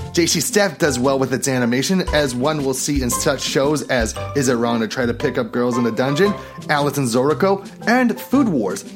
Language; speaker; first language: English; native; English